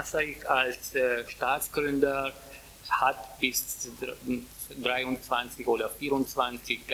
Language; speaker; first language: German; non-native, fluent; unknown